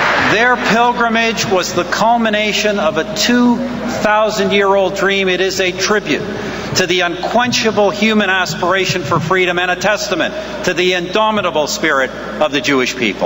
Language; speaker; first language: English; native; English